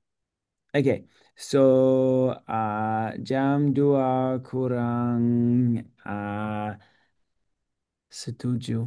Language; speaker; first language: Indonesian; non-native, learner; English